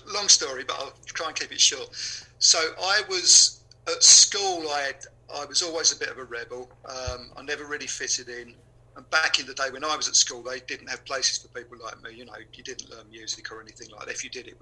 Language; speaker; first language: English; native; English